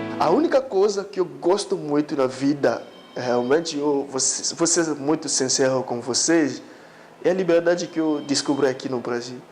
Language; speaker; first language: Portuguese; non-native, fluent; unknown